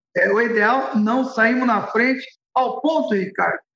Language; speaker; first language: Portuguese; early bilingual, other home language; Arabic